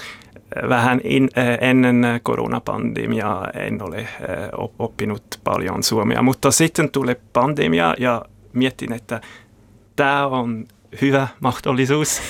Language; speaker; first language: Finnish; non-native, learner; German